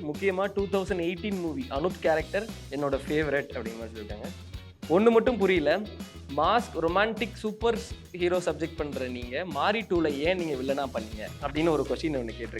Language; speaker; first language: Tamil; native; Tamil